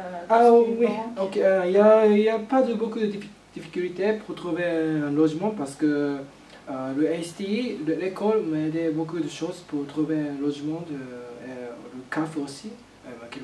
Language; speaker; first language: French; non-native, learner; Japanese